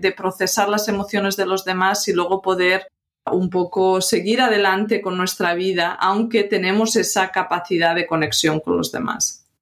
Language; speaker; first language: Spanish; native; Spanish